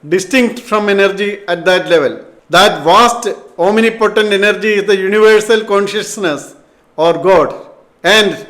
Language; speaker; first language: English; non-native, local second language; Malayalam